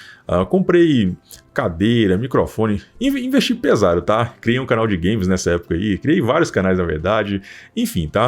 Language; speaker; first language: Portuguese; native; Portuguese